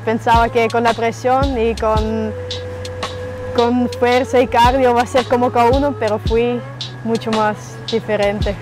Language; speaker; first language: Spanish; non-native, learner; German